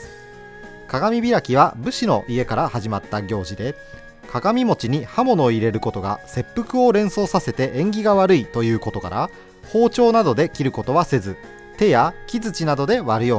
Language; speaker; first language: Japanese; native; Japanese